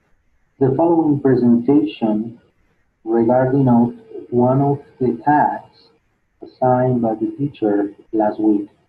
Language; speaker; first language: English; non-native, fluent; Spanish